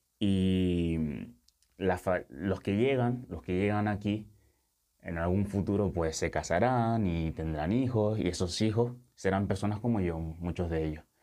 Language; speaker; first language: Spanish; early bilingual, other home language; Wolof